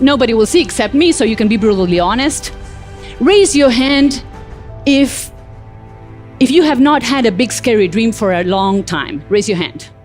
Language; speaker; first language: English; non-native, fluent; Spanish